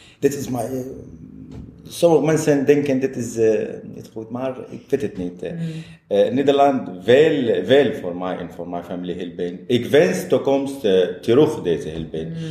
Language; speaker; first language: Dutch; non-native, learner; Arabic